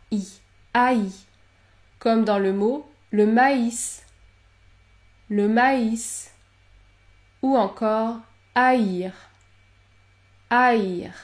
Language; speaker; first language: French; native; French